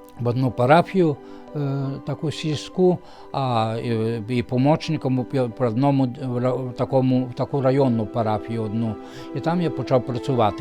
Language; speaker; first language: Ukrainian; non-native, fluent; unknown